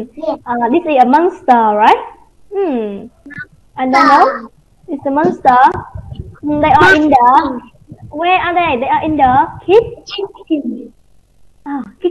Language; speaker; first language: English; non-native, fluent; Vietnamese